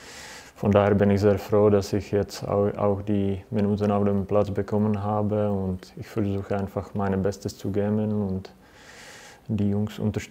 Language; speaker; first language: German; non-native, fluent; Czech